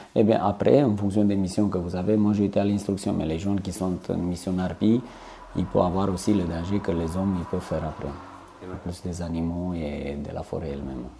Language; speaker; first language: French; non-native, fluent; Romanian